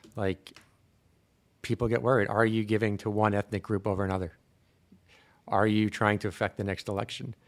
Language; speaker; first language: English; native; English